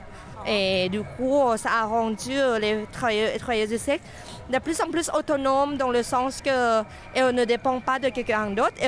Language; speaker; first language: French; non-native, fluent; Thai